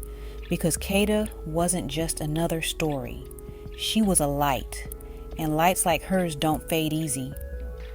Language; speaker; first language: English; native; English